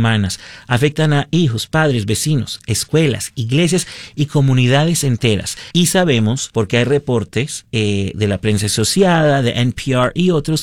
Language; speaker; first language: Spanish; early bilingual, heritage; Spanish